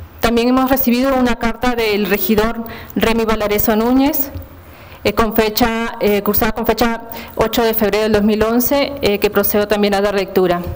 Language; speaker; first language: Spanish; native; Spanish